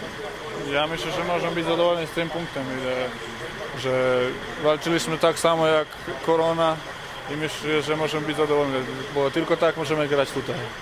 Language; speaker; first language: Polish; non-native, learner; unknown